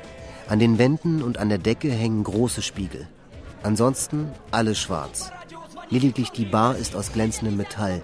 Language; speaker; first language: German; native; German